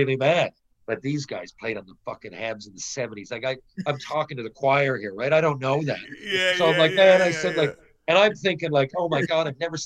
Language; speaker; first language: English; native; English